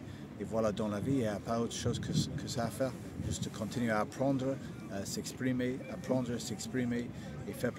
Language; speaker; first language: French; non-native, fluent; English